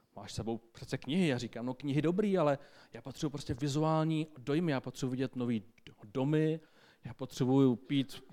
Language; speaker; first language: Czech; native; Czech